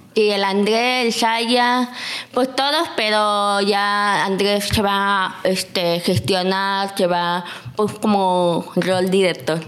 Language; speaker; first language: Spanish; native; Spanish